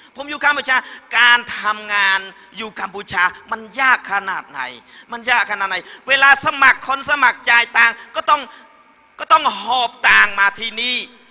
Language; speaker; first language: Thai; non-native, learner; Khmer